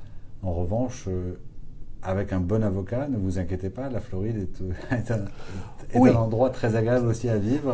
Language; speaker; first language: French; native; French